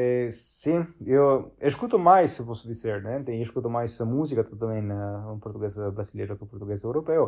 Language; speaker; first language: Portuguese; non-native, fluent; Italian